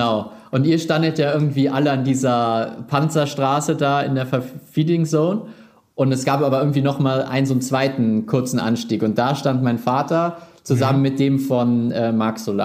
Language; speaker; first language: German; native; German